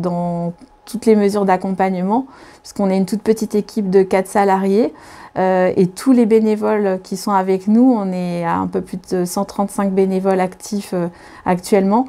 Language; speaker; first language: French; native; French